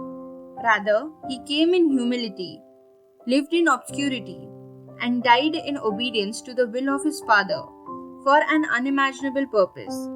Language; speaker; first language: English; non-native, local second language; Malayalam